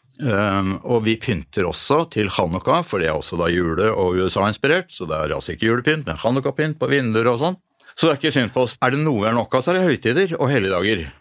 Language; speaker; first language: Norwegian; early bilingual, other home language; Hungarian